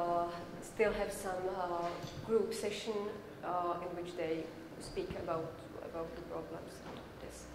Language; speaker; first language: English; non-native, learner; Czech